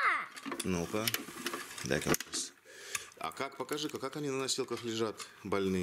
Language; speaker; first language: Russian; native; Russian